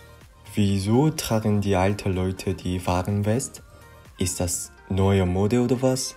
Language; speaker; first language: German; non-native, learner; Korean